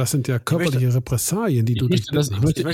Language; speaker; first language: German; native; German